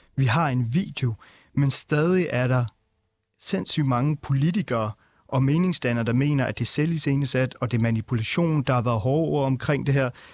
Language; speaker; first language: Danish; early bilingual, other home language; Punjabi